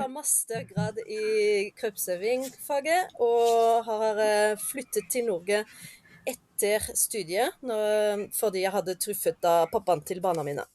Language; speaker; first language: Norwegian; non-native, fluent; French